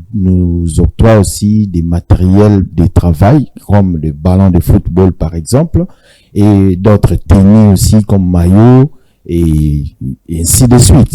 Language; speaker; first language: French; non-native, local second language; Lingala